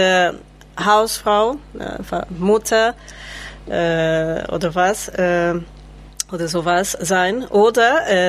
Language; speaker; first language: German; non-native, learner; Spanish